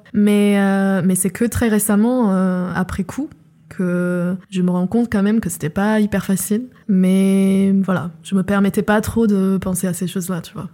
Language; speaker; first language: French; non-native, fluent; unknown